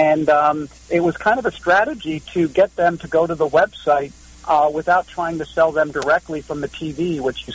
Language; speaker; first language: English; native; English